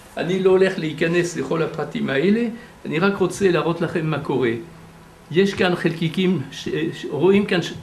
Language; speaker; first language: Hebrew; non-native, fluent; French